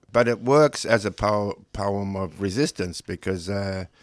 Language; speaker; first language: English; non-native, local second language; Ukrainian